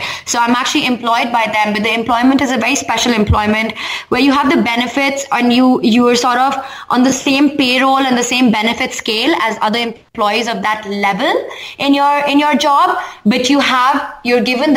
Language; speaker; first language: English; non-native, local second language; Hindi